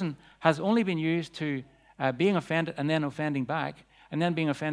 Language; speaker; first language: English; native; English